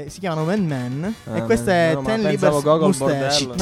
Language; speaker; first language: Italian; native; Italian